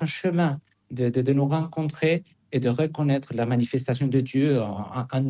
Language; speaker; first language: French; non-native, fluent; Spanish